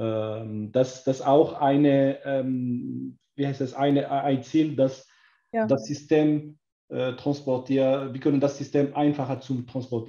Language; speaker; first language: German; non-native, learner; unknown